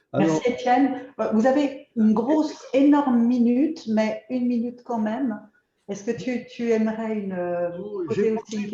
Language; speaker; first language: French; native; French